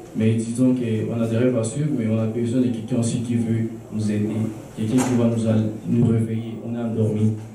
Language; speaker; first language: French; early bilingual, other home language; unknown